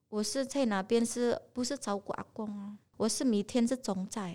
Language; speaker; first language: Chinese; non-native, learner; Indonesian